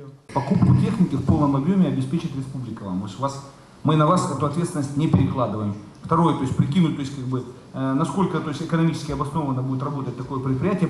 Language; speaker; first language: Russian; native; Russian